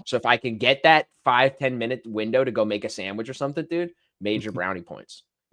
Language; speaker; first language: English; native; English